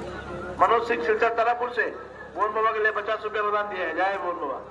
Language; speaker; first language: Hindi; non-native, local second language; Bangla